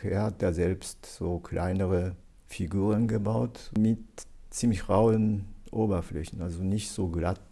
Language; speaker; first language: German; non-native, fluent; Japanese